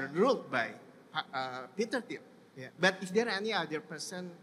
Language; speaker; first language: Indonesian; native; Indonesian